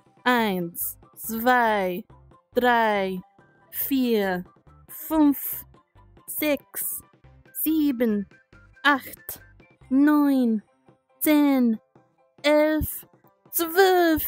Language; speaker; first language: German; non-native, learner; English